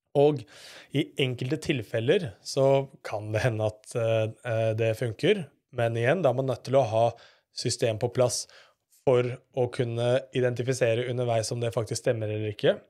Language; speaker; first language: Norwegian; native; Norwegian